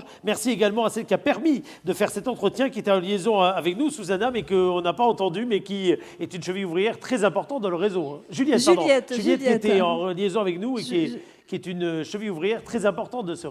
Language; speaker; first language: French; native; French